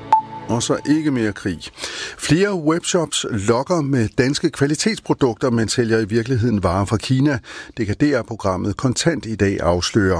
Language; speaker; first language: Danish; native; Danish